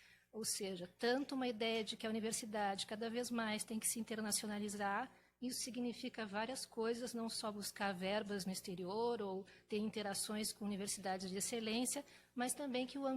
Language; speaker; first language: Portuguese; native; Portuguese